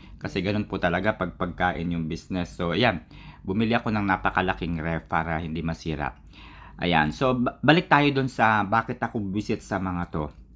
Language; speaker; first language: Filipino; native; Filipino